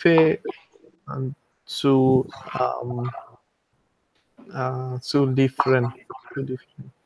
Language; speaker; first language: German; non-native, learner; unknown